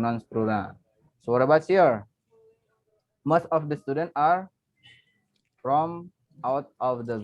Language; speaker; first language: English; non-native, fluent; Indonesian